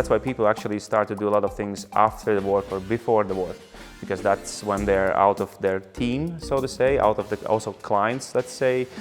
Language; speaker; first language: English; non-native, fluent; Latvian